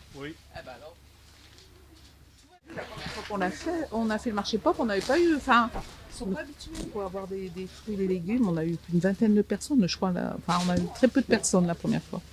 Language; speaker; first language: French; native; French